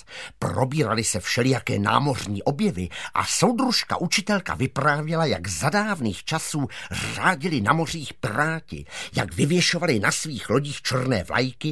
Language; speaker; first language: Czech; native; Czech